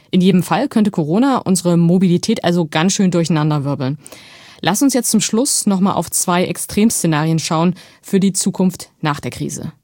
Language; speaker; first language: German; native; German